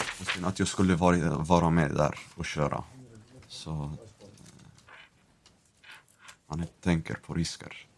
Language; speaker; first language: Swedish; non-native, fluent; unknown